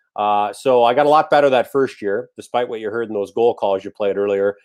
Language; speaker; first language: English; native; English